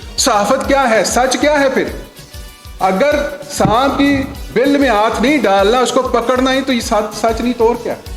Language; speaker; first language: Urdu; non-native, local second language; Punjabi